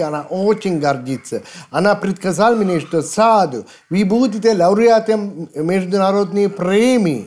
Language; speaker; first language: Russian; non-native, fluent; Sinhala